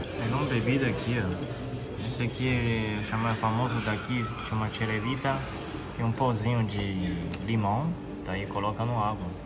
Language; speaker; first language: Portuguese; non-native, fluent; Chinese